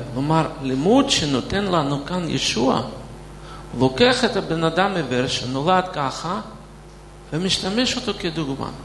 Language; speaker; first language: Hebrew; non-native, fluent; Russian